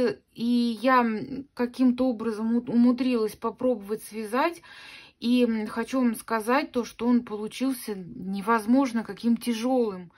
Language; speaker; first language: Russian; native; Russian